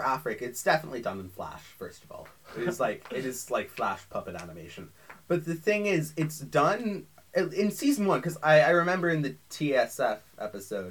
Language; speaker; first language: English; native; English